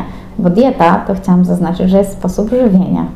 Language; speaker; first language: Polish; native; Polish